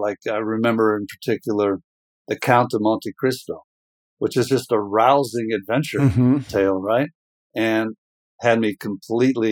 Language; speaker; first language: English; native; English